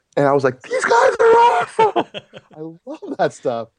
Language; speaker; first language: English; native; English